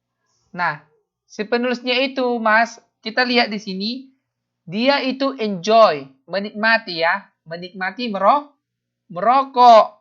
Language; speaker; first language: Indonesian; native; Indonesian